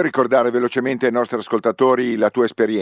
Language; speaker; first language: Italian; native; Italian